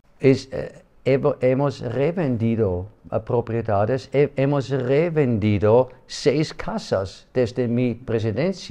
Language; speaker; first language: Spanish; non-native, learner; German